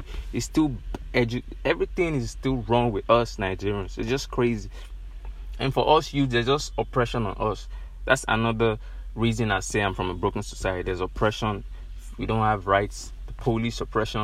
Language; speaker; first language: English; non-native, local second language; Yoruba